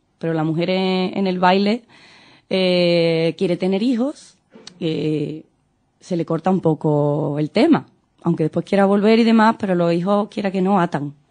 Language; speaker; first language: Spanish; native; Spanish